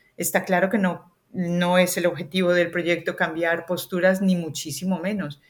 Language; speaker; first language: Spanish; native; Spanish